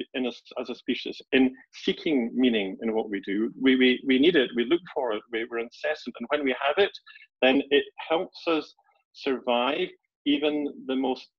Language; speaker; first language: English; native; English